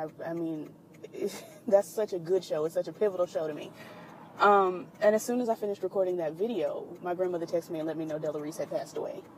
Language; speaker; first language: English; native; English